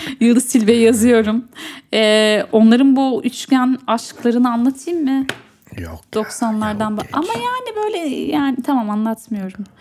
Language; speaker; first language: Turkish; native; Turkish